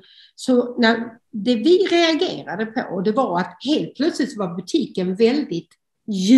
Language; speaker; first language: Swedish; native; Swedish